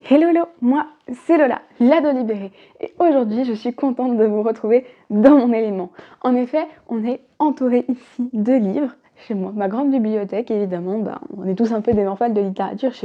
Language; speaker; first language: French; native; French